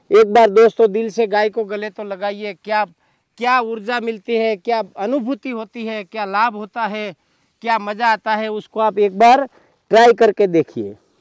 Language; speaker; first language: Hindi; non-native, local second language; Gujarati